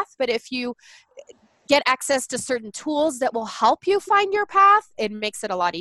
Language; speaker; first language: English; non-native, fluent; Portuguese